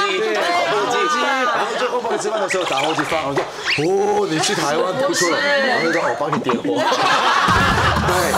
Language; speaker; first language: Chinese; non-native, fluent; Korean